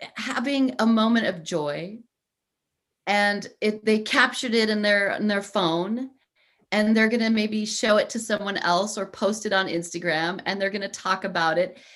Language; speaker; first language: English; native; English